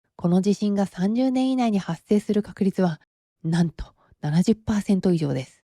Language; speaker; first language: Japanese; native; Japanese